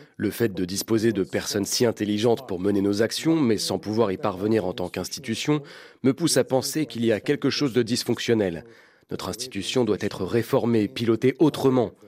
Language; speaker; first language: French; native; French